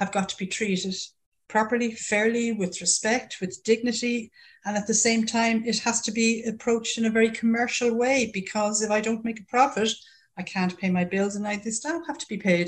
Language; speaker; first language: English; native; English